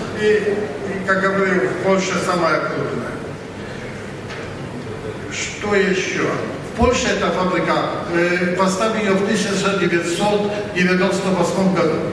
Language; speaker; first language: Russian; non-native, learner; Polish